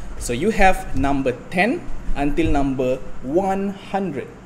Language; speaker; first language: English; non-native, local second language; Malay